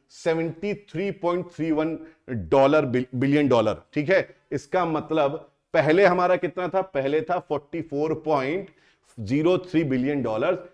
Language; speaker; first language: Hindi; native; Hindi